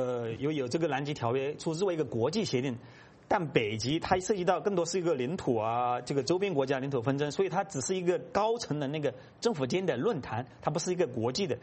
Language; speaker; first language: Chinese; native; Chinese